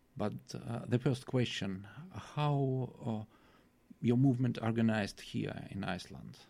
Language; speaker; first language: English; non-native, fluent; Russian